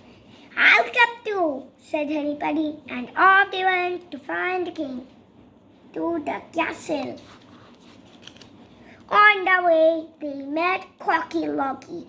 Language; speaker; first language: English; non-native, learner; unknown